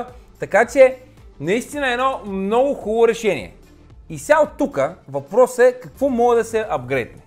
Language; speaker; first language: Bulgarian; native; Bulgarian